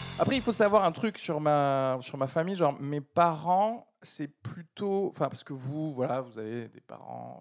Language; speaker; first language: French; early bilingual, other home language; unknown